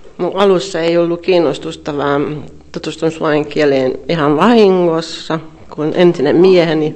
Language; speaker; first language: Finnish; non-native, fluent; Hungarian